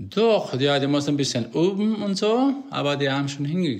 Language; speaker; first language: German; non-native, fluent; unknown